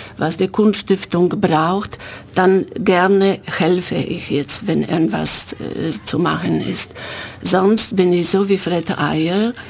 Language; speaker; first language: German; non-native, fluent; Polish